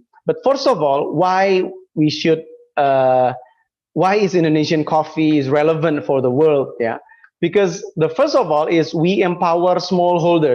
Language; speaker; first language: English; non-native, fluent; Indonesian